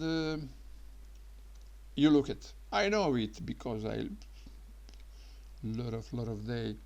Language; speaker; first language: English; non-native, learner; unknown